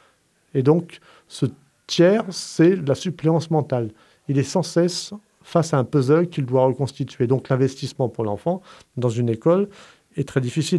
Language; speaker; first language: French; native; French